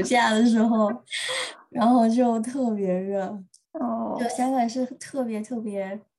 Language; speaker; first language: Chinese; early bilingual, heritage; Chinese